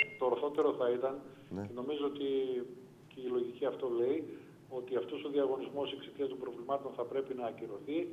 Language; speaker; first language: Greek; native; Greek